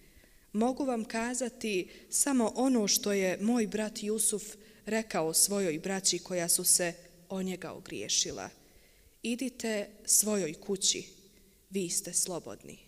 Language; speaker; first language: Bosnian; native; Bosnian